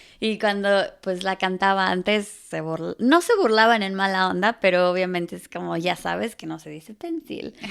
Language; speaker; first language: Spanish; early bilingual, other home language; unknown